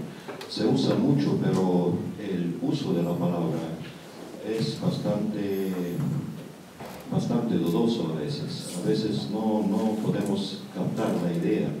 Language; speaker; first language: Spanish; non-native, fluent; Russian